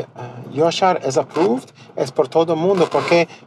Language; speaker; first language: Portuguese; non-native, learner; Spanish